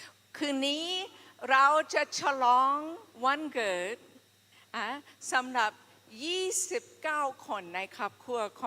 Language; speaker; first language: Thai; non-native, fluent; English